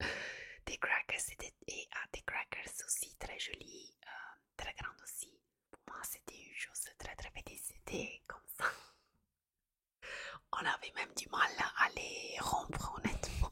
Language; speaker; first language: French; non-native, fluent; Italian